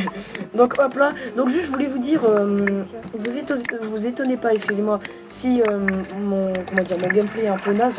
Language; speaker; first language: French; native; French